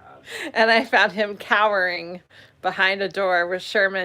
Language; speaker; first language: English; native; English